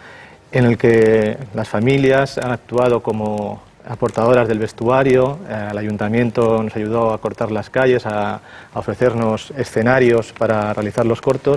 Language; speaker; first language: Spanish; native; Spanish